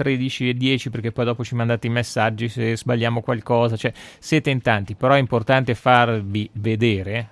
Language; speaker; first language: Italian; native; Italian